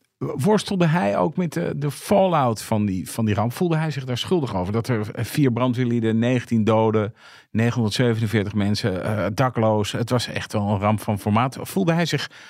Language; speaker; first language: Dutch; native; Dutch